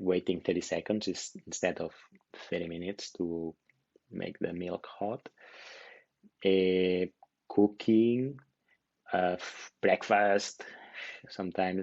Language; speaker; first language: English; non-native, fluent; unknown